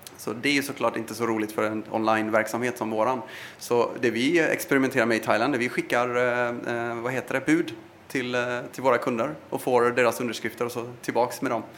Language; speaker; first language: Swedish; early bilingual, other home language; Persian